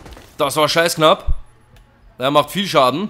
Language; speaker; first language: German; native; German